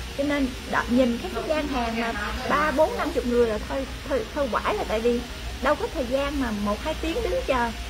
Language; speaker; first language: Vietnamese; early bilingual, heritage; Vietnamese